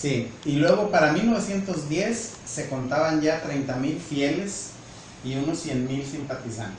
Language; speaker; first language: Spanish; native; Spanish